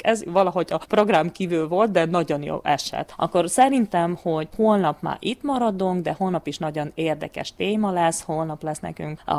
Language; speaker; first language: Hungarian; non-native, local second language; Ukrainian